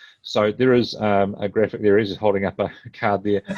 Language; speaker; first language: English; native; English